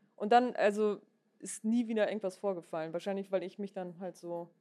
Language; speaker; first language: German; native; German